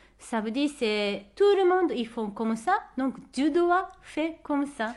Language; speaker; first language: French; non-native, fluent; Japanese